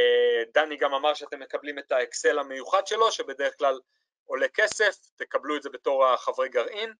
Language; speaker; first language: Hebrew; native; Hebrew